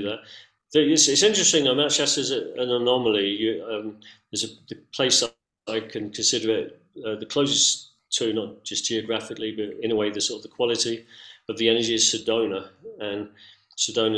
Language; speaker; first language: English; native; English